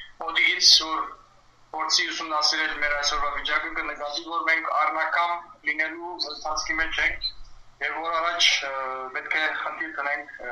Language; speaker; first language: Armenian; early bilingual, heritage; Armenian